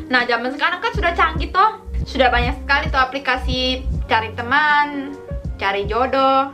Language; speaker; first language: Indonesian; native; Indonesian